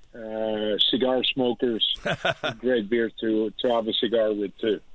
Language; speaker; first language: English; non-native, fluent; Dutch